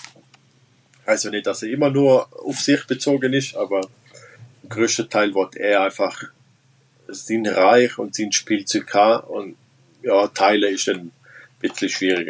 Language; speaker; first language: German; non-native, local second language; Romansh